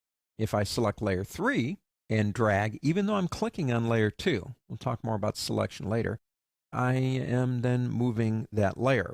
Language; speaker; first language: English; native; English